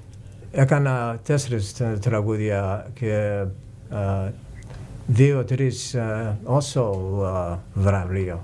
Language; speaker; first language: Greek; early bilingual, heritage; English